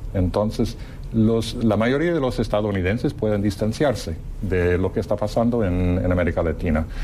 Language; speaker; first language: Spanish; non-native, fluent; English